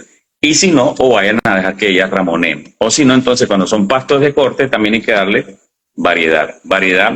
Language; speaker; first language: Spanish; native; Spanish